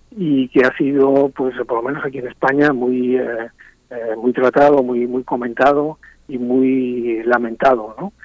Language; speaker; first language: Spanish; native; Spanish